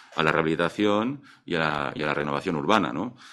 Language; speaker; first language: Spanish; non-native, local second language; Catalan